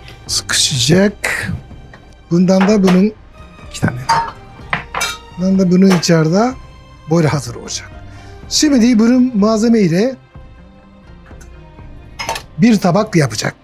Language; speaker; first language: Turkish; non-native, learner; Japanese